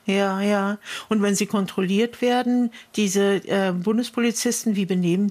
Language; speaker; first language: German; native; German